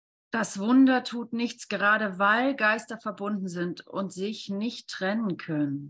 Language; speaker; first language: German; native; German